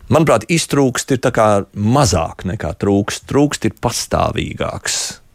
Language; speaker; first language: Latvian; native; Latvian